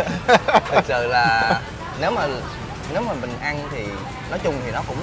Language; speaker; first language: Vietnamese; native; Vietnamese